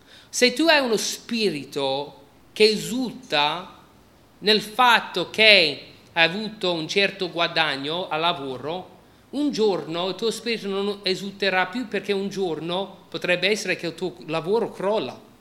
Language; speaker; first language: Italian; non-native, fluent; English